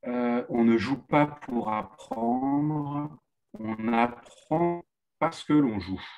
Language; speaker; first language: French; native; French